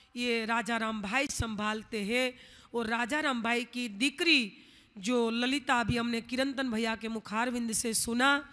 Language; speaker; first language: Hindi; non-native, local second language; Gujarati